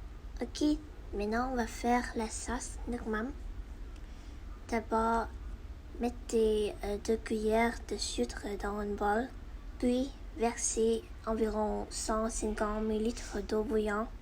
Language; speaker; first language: French; non-native, learner; Vietnamese